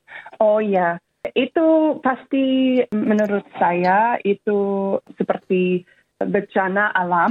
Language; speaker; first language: Indonesian; non-native, fluent; English